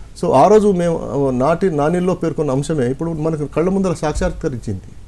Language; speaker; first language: Telugu; non-native, local second language; Lambadi